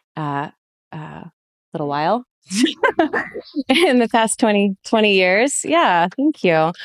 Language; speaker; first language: English; native; English